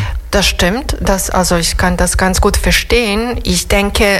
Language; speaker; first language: German; non-native, fluent; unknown